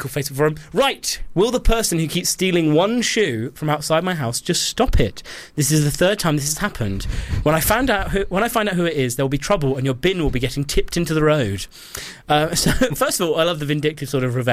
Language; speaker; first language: English; native; English